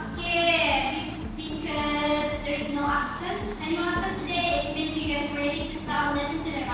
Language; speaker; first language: English; non-native, fluent; Indonesian